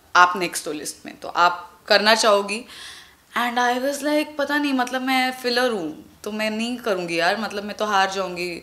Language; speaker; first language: Hindi; non-native, local second language; Tulu